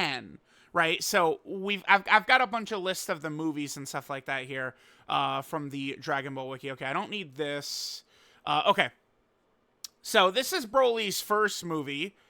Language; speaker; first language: English; native; English